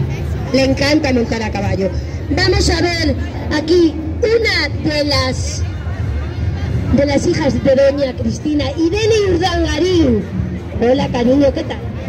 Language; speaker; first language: Spanish; native; Spanish